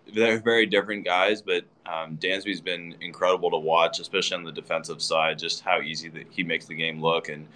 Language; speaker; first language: English; native; English